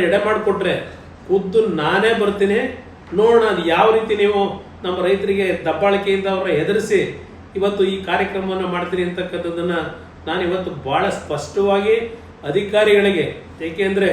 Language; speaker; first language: Kannada; native; Kannada